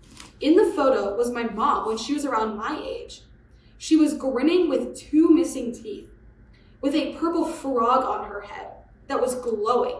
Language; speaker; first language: English; native; English